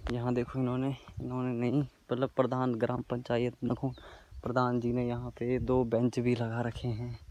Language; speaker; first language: Hindi; native; Hindi